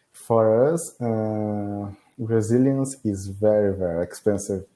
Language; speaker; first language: English; non-native, learner; Portuguese